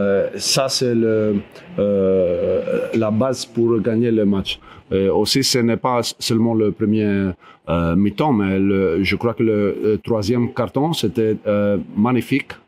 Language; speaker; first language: French; non-native, fluent; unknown